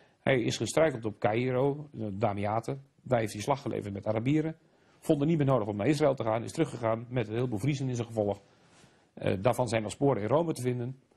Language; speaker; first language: Dutch; native; Dutch